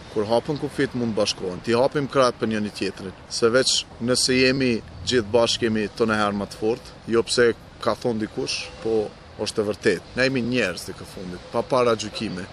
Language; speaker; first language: Albanian; non-native, local second language; Romany